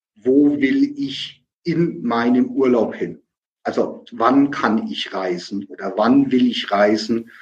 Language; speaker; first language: German; native; German